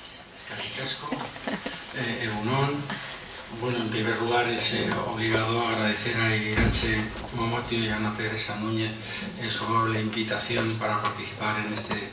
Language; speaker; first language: Spanish; native; Spanish